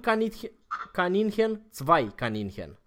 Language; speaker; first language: German; non-native, fluent; Romanian